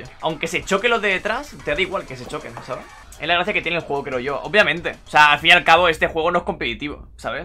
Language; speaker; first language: Spanish; native; Spanish